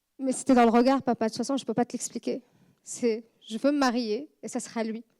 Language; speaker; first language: French; non-native, fluent; Arabic